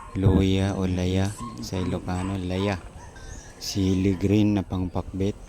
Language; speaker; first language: Filipino; non-native, local second language; Iloko